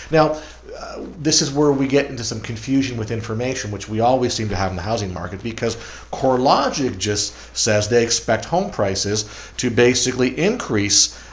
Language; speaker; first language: English; native; English